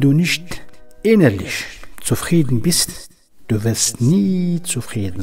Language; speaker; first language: German; non-native, fluent; Arabic